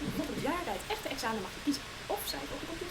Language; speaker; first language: Dutch; non-native, learner; English